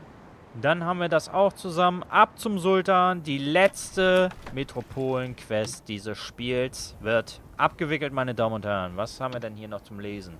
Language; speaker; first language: German; native; German